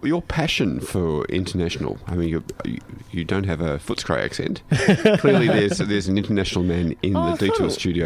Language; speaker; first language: English; native; English